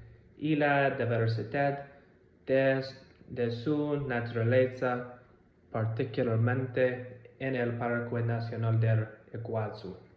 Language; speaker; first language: Spanish; non-native, learner; English